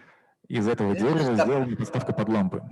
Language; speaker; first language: Russian; native; Russian